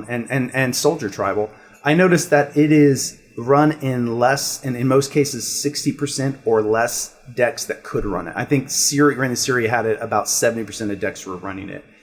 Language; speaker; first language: English; native; English